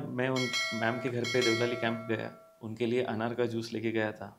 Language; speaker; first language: Hindi; non-native, local second language; Marathi